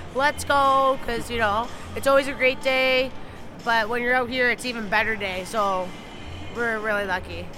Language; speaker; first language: English; native; English